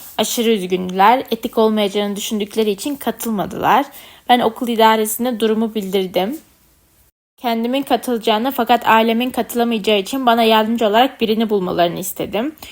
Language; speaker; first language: Turkish; native; Turkish